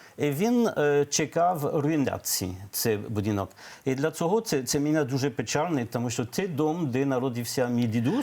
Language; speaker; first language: Ukrainian; non-native, learner; French